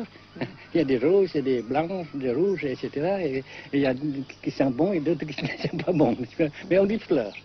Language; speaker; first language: French; non-native, fluent; Vietnamese